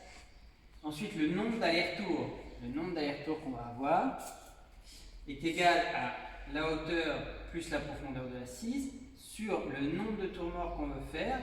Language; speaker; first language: French; native; French